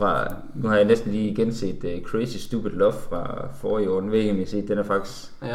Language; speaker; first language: Danish; native; Danish